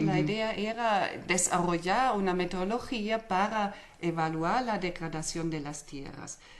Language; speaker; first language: Spanish; non-native, fluent; German